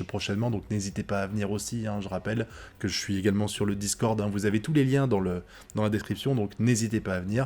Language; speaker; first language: French; native; French